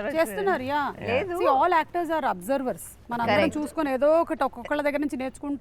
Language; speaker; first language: Telugu; native; Telugu